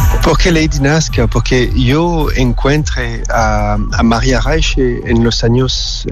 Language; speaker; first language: Spanish; non-native, learner; French